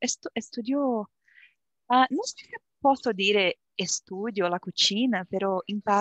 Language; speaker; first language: Italian; non-native, learner; Portuguese